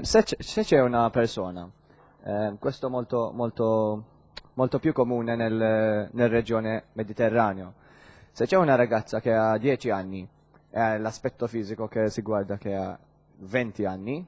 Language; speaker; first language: Italian; non-native, learner; Maltese